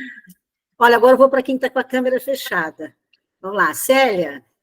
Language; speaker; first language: Portuguese; native; Portuguese